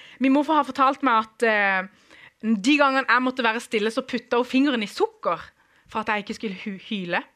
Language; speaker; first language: Norwegian; early bilingual, other home language; Kurdish